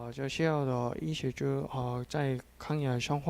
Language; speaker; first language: Chinese; non-native, learner; Korean